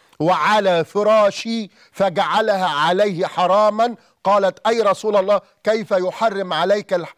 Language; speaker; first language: Arabic; native; Arabic